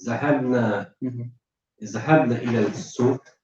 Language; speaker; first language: Arabic; non-native, learner; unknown